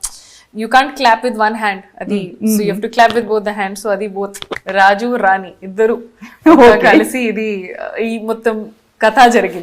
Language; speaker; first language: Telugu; non-native, learner; Hindi